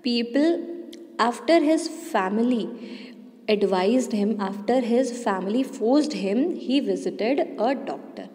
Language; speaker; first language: English; non-native, local second language; Hindi